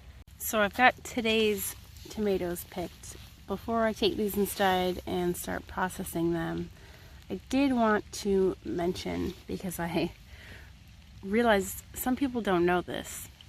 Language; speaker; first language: English; native; English